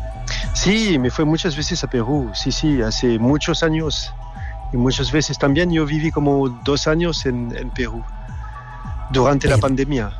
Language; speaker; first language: Spanish; non-native, learner; French